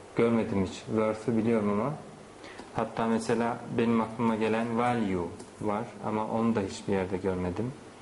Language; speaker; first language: Turkish; native; Turkish